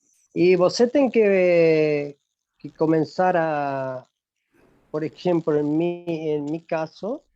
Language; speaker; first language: Portuguese; non-native, fluent; Spanish